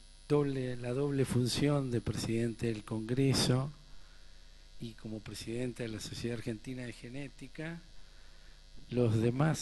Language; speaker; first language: Spanish; native; Spanish